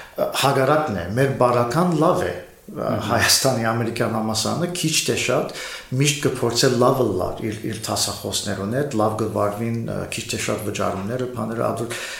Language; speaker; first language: Armenian; native; Armenian